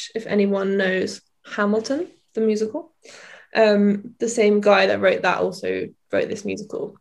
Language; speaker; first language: English; native; English